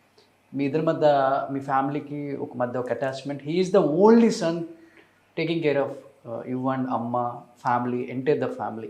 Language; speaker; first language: Telugu; native; Telugu